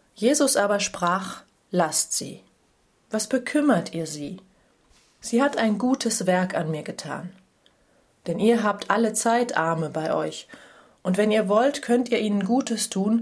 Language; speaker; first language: German; native; German